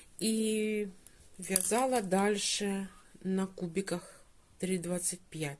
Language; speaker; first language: Ukrainian; non-native, local second language; Russian